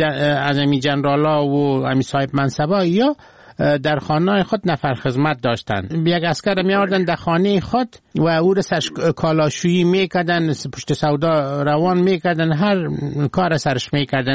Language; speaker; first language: Persian; native; Persian